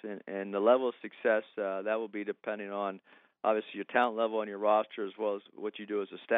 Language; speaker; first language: English; native; English